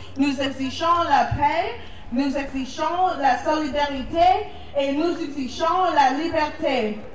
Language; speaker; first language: French; non-native, learner; English